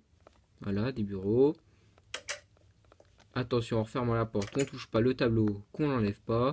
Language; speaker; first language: French; native; French